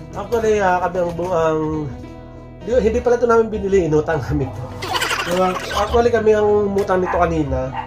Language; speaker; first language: Filipino; non-native, local second language; Bikol